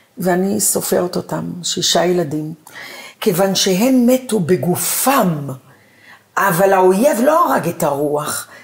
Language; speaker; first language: Hebrew; early bilingual, other home language; Arabic